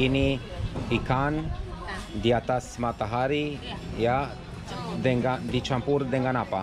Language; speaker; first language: Indonesian; non-native, learner; Romanian